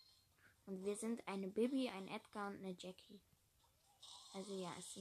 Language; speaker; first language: German; native; German